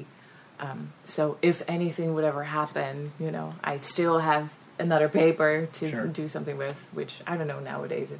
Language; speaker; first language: English; non-native, fluent; Dutch